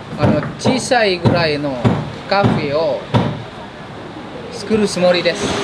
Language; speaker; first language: Japanese; non-native, fluent; Indonesian